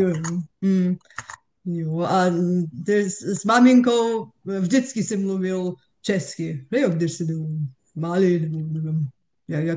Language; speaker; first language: Czech; non-native, fluent; Bulgarian